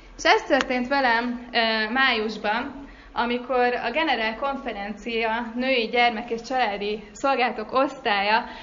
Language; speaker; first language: Hungarian; native; Hungarian